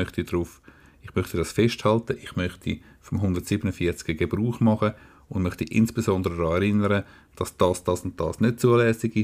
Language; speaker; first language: German; native; German